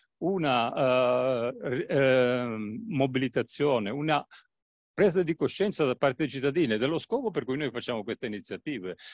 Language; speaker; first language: Italian; native; Italian